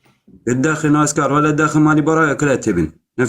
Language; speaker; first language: Arabic; native; Arabic